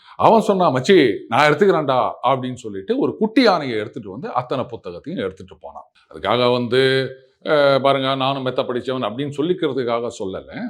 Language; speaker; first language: Tamil; native; Tamil